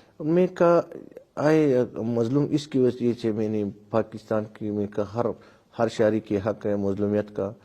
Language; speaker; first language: Urdu; non-native, local second language; Pashto